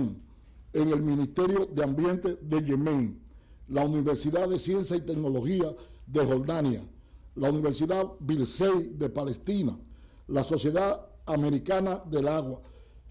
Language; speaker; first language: Spanish; native; Spanish